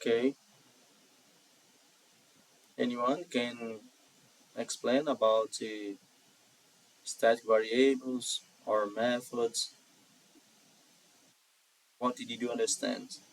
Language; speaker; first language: English; non-native, learner; Portuguese